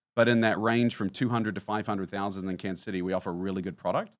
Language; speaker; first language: English; native; English